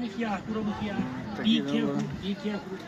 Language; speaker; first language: English; non-native, learner; Japanese